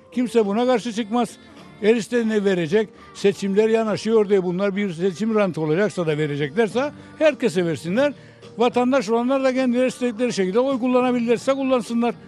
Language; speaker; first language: Turkish; native; Turkish